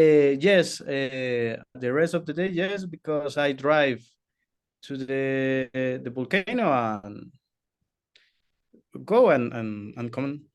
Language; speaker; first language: English; non-native, learner; Spanish